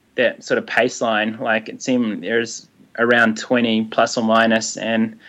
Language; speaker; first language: English; native; English